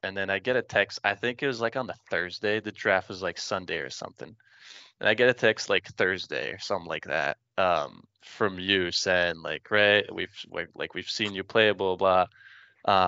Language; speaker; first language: English; non-native, fluent; French